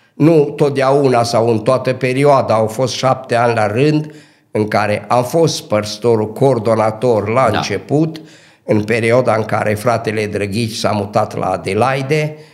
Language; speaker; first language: Romanian; native; Romanian